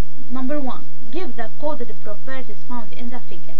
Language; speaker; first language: English; non-native, local second language; Arabic